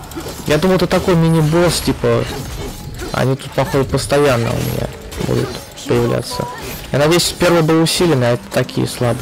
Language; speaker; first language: Russian; native; Russian